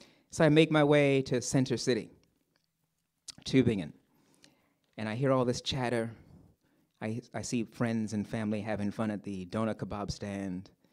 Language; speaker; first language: English; native; English